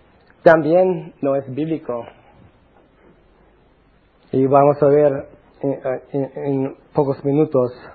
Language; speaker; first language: Spanish; non-native, fluent; English